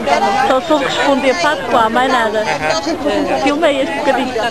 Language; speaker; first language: Portuguese; native; Portuguese